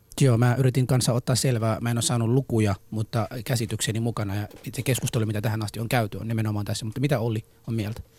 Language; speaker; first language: Finnish; early bilingual, other home language; Somali